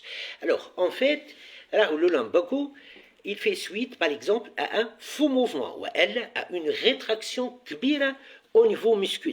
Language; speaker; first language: French; non-native, local second language; Arabic